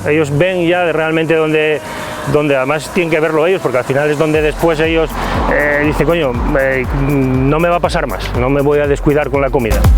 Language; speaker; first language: Spanish; native; Spanish